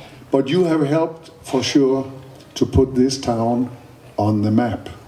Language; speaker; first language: English; non-native, fluent; Danish